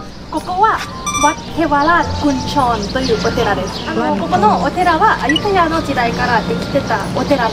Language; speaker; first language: Japanese; non-native, fluent; Thai